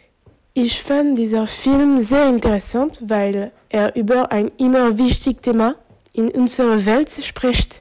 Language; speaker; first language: German; non-native, learner; French